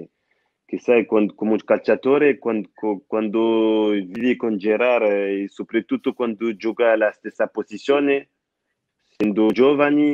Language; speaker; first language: Italian; non-native, fluent; French